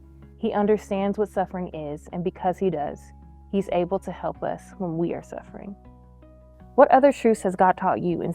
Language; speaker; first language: English; native; English